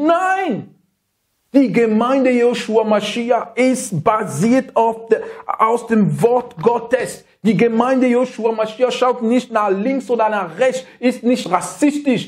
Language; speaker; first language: German; non-native, fluent; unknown